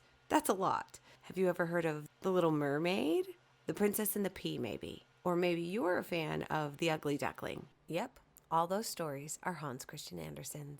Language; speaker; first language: English; native; English